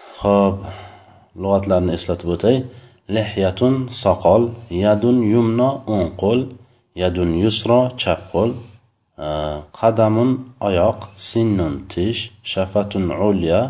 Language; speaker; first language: Arabic; non-native, fluent; Uzbek